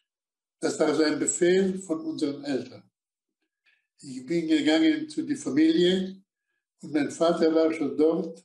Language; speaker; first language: German; non-native, fluent; Slovak